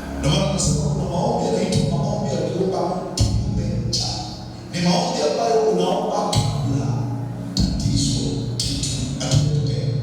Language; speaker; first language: Swahili; non-native, local second language; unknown